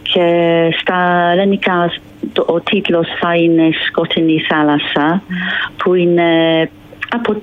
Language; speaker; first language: Greek; non-native, fluent; English